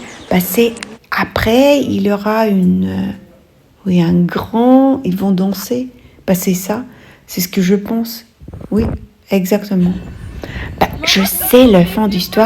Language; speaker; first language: French; non-native, fluent; Russian